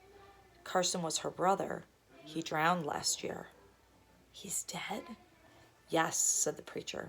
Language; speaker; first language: English; native; English